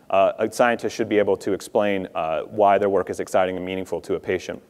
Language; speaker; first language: English; native; English